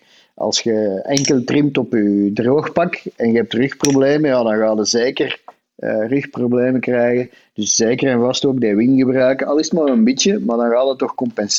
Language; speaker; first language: Dutch; native; Dutch